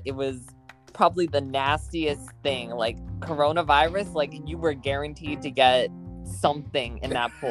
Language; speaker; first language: English; native; English